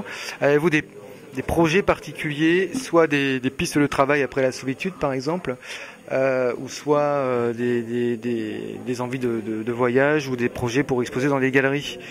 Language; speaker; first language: French; native; French